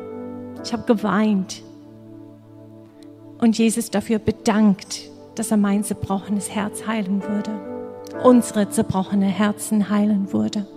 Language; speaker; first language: German; non-native, fluent; English